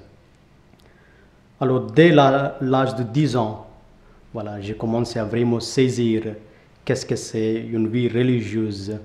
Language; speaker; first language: French; non-native, fluent; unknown